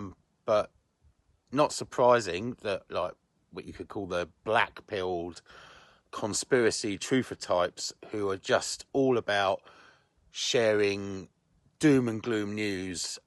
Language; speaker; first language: English; native; English